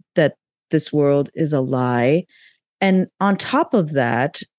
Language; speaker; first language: English; non-native, local second language; Urdu